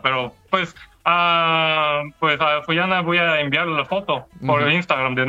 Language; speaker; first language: Spanish; non-native, fluent; Korean